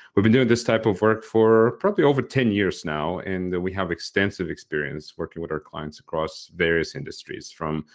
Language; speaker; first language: English; non-native, fluent; Bulgarian